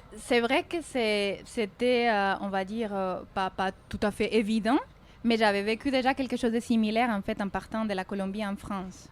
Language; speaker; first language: French; non-native, fluent; Spanish